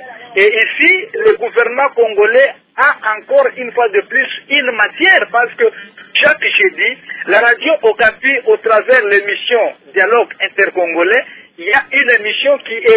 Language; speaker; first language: French; non-native, local second language; Luba-Lulua